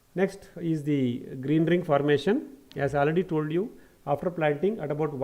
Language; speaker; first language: English; non-native, local second language; Kannada